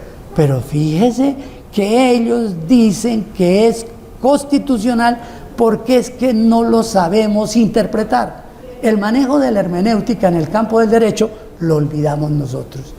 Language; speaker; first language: Spanish; native; Spanish